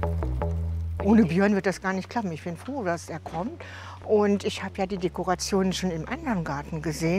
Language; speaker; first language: German; native; German